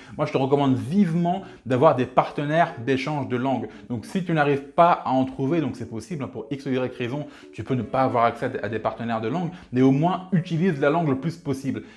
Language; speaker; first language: French; early bilingual, other home language; Lingala